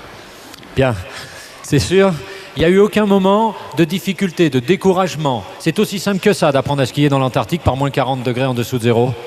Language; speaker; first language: French; native; French